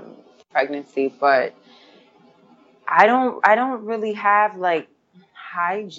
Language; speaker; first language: English; native; English